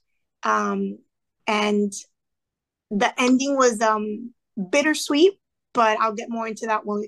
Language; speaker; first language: English; early bilingual, other home language; Spanish